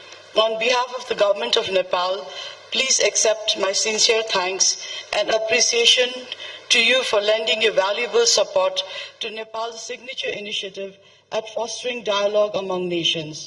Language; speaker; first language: English; non-native, fluent; Nepali